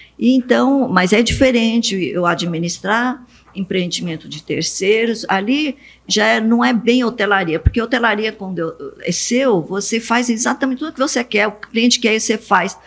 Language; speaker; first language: Portuguese; early bilingual, other home language; Japanese